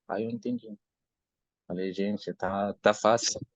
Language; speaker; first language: Portuguese; non-native, learner; Arabic